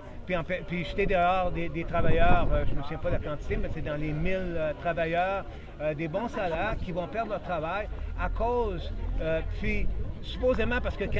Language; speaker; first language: French; native; French